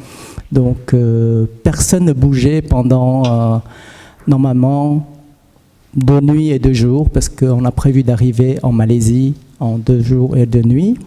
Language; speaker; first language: French; early bilingual, other home language; Vietnamese